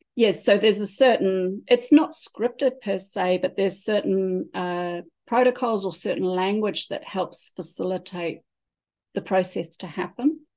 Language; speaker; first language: English; native; English